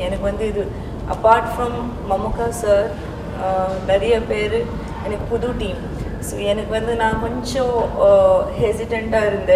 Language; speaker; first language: Tamil; non-native, local second language; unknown